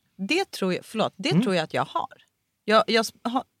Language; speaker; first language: Swedish; native; Swedish